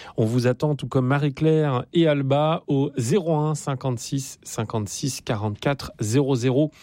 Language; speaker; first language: French; native; French